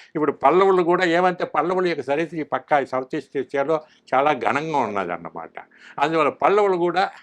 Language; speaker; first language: Telugu; early bilingual, heritage; Telugu